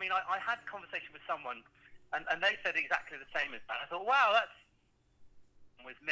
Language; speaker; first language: English; native; English